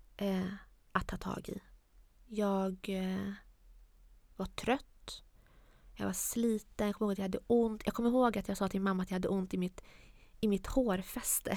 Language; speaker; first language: Swedish; early bilingual, other home language; Arabic